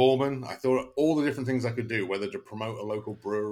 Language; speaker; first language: English; native; English